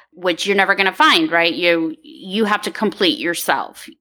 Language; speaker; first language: English; early bilingual, other home language; Ukrainian